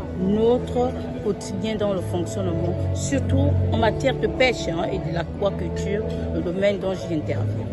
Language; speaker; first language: French; native; French